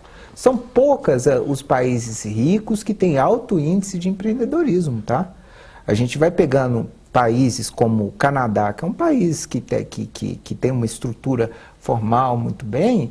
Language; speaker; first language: Portuguese; native; Portuguese